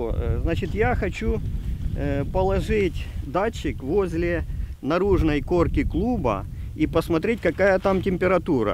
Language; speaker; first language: Russian; native; Russian